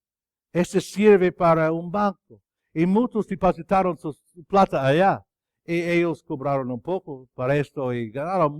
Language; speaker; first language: Spanish; non-native, fluent; English